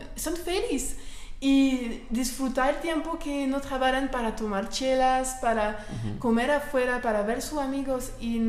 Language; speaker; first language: Spanish; non-native, fluent; French